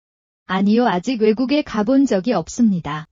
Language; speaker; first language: Korean; non-native, learner; Nepali